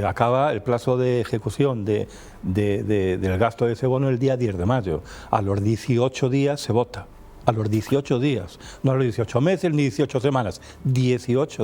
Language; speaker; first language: Spanish; native; Spanish